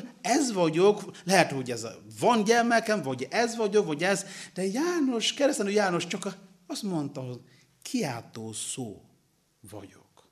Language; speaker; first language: Hungarian; non-native, learner; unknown